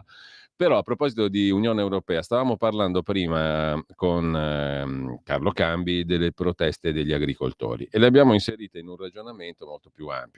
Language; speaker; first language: Italian; native; Italian